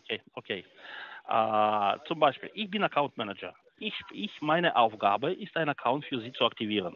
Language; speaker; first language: German; non-native, fluent; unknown